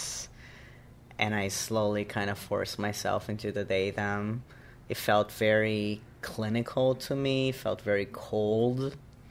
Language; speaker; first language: English; non-native, fluent; Portuguese